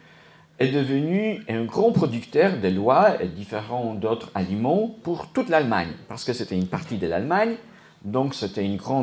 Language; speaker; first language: French; non-native, fluent; Polish